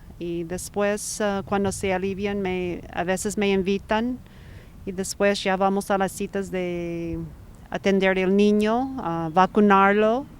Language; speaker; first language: Spanish; non-native, fluent; English